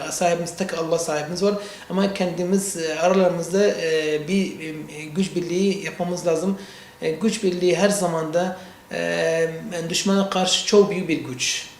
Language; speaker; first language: Turkish; non-native, learner; Central Kurdish